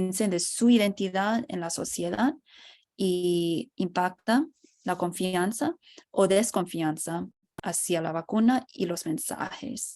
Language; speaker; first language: Spanish; non-native, fluent; English